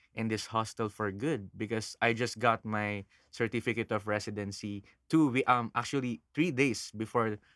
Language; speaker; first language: English; non-native, local second language; Filipino